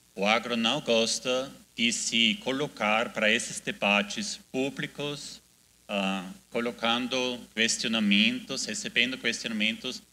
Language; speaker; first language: Portuguese; non-native, fluent; German